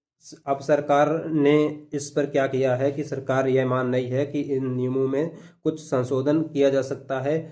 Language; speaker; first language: Hindi; native; Hindi